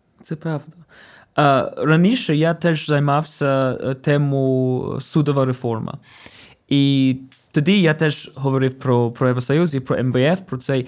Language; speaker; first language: Ukrainian; non-native, fluent; English